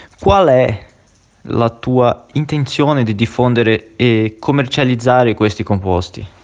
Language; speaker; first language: Italian; non-native, fluent; Portuguese